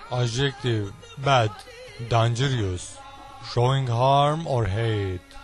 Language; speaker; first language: English; non-native, learner; Turkish